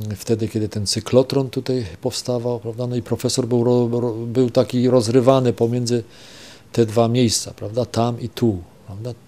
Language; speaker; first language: Polish; non-native, local second language; German